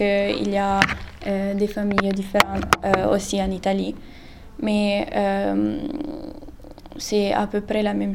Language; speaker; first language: French; non-native, learner; Italian